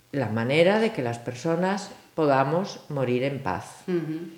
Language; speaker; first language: Spanish; native; Spanish